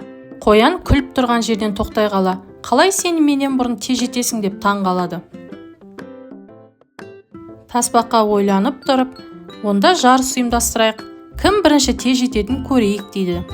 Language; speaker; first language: Kazakh; native; Kazakh